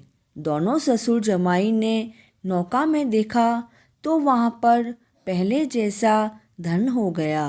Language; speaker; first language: Hindi; native; Hindi